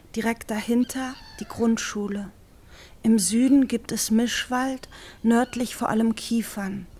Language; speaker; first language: German; native; German